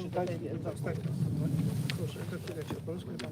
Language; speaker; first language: Russian; native; Russian